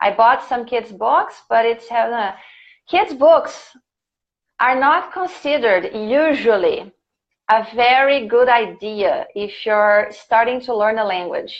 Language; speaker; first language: English; non-native, fluent; Portuguese